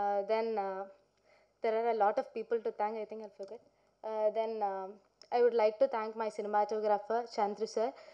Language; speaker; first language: Tamil; non-native, learner; Malayalam